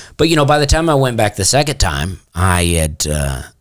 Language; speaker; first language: English; native; English